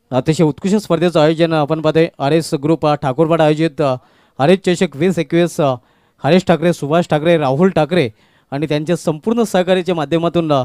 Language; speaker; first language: Marathi; native; Marathi